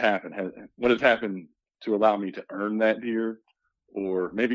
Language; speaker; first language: English; native; English